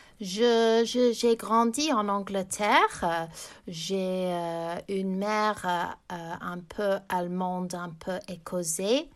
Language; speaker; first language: French; non-native, fluent; English